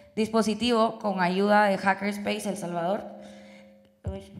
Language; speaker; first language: Spanish; native; Spanish